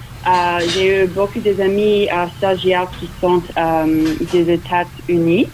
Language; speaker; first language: French; non-native, fluent; English